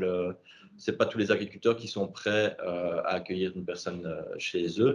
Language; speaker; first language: French; native; French